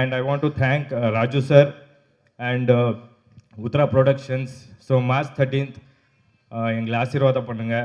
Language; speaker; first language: Tamil; non-native, local second language; Kannada